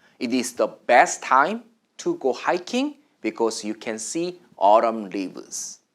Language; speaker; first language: English; non-native, fluent; Korean